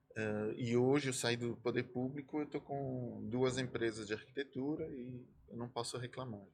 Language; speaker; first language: Portuguese; non-native, fluent; French